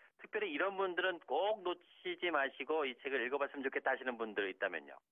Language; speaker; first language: Korean; native; Korean